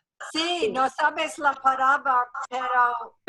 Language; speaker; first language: Spanish; non-native, learner; English